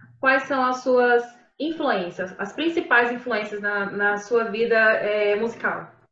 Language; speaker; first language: Portuguese; native; Portuguese